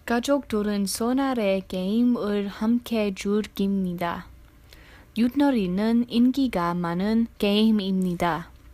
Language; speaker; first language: Korean; non-native, learner; English